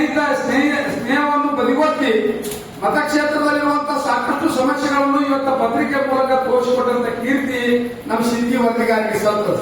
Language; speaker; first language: Kannada; native; Kannada